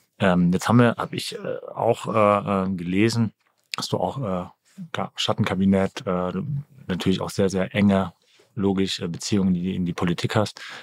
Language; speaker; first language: German; native; German